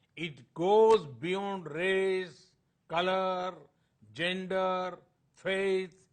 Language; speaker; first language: English; non-native, local second language; Hindi